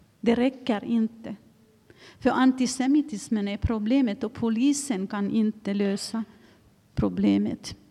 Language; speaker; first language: Swedish; non-native, fluent; Finnish